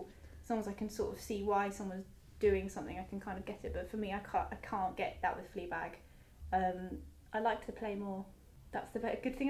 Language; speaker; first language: English; native; English